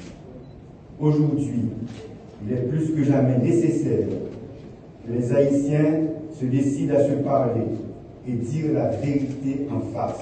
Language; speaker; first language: French; non-native, local second language; Haitian Creole